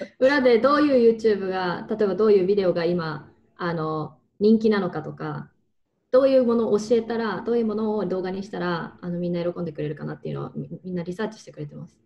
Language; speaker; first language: Japanese; native; Japanese